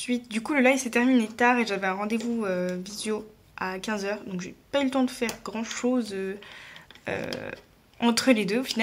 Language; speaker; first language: French; native; French